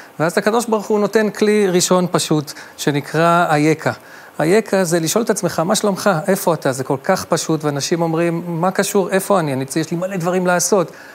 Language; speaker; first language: Hebrew; native; Hebrew